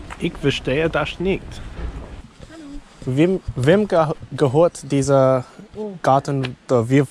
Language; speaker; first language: German; non-native, learner; English